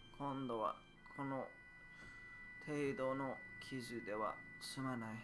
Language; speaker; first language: Japanese; non-native, learner; English